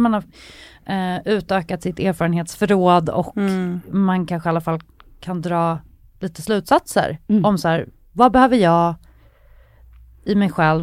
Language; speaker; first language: Swedish; native; Swedish